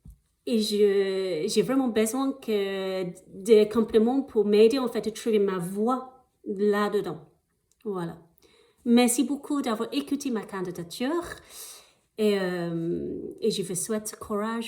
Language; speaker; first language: French; non-native, fluent; English